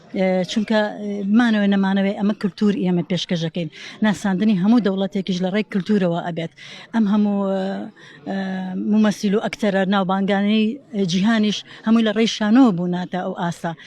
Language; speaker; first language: Central Kurdish; native; Central Kurdish